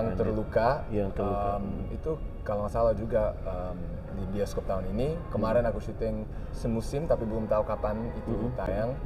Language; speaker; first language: Indonesian; early bilingual, heritage; English